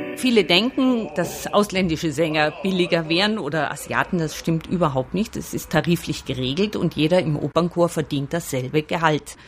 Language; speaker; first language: German; native; German